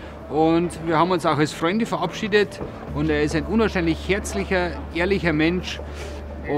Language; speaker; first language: German; native; German